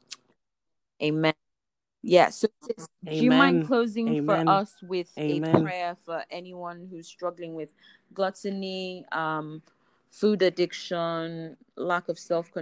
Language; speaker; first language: English; non-native, local second language; Igbo